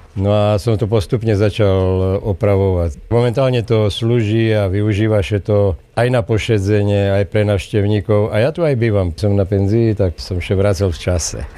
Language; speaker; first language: Slovak; native; Slovak